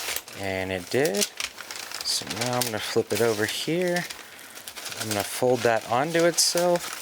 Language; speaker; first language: English; native; English